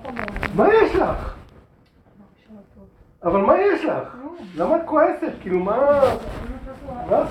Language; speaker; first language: Hebrew; native; Hebrew